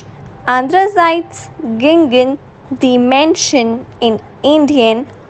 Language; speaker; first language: German; non-native, learner; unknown